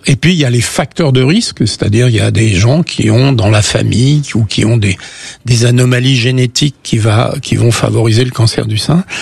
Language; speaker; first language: French; native; French